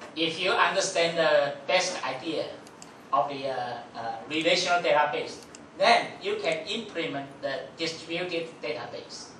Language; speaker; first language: English; non-native, fluent; Chinese